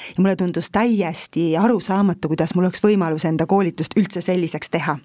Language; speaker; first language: Estonian; native; Estonian